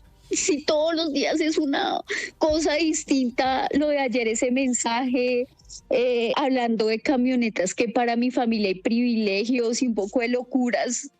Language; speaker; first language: Spanish; native; Spanish